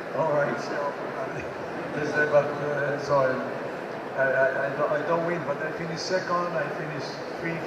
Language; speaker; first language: English; non-native, learner; Italian